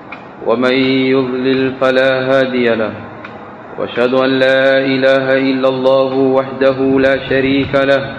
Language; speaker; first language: Arabic; non-native, fluent; Swahili